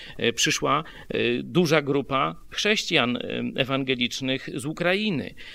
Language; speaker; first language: Polish; native; Polish